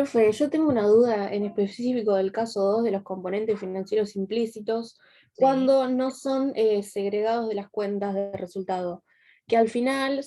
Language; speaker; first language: Spanish; native; Spanish